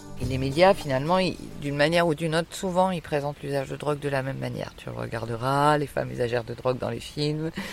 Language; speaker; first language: French; native; French